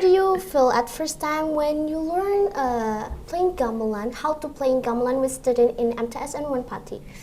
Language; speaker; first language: English; non-native, learner; Indonesian